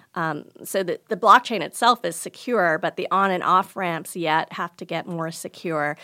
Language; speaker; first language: English; early bilingual, other home language; Gujarati